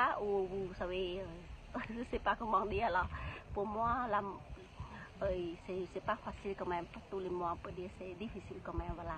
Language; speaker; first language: French; non-native, learner; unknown